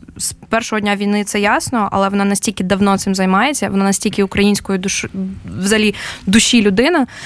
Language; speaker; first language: Ukrainian; native; Ukrainian